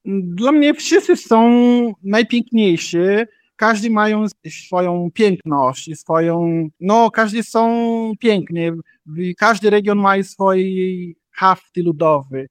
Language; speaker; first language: Polish; non-native, learner; Portuguese